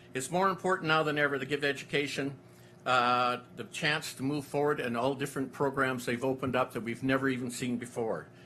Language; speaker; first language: English; native; English